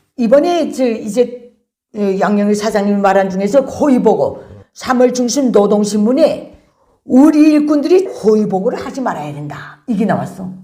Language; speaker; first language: Korean; native; Korean